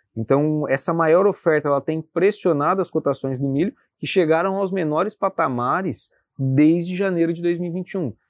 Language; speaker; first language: Portuguese; native; Portuguese